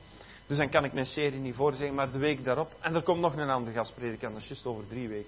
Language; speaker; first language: Dutch; native; Dutch